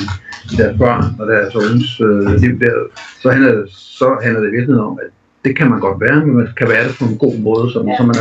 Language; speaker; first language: Danish; native; Danish